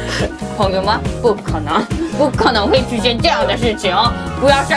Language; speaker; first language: Chinese; non-native, fluent; Korean